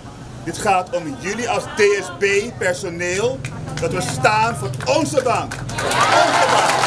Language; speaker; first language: Dutch; native; Dutch